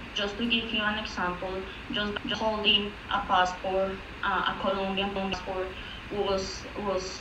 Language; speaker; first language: English; non-native, fluent; Spanish